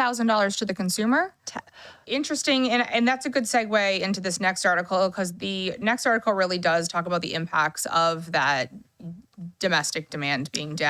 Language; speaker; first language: English; native; English